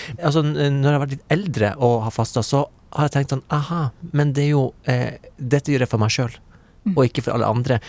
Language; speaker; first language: Norwegian; native; Norwegian